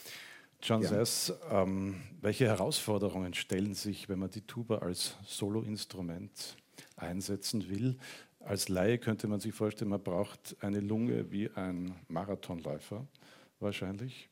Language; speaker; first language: German; native; German